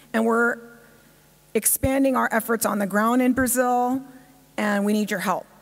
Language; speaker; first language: English; native; English